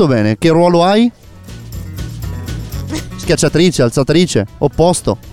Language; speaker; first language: Italian; native; Italian